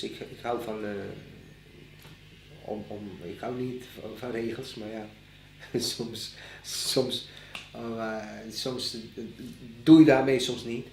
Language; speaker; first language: Dutch; non-native, fluent; Bosnian